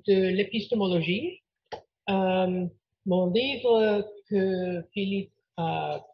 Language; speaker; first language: French; non-native, learner; English